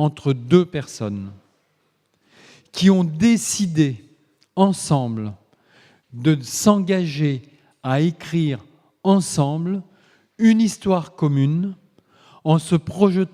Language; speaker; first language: French; native; French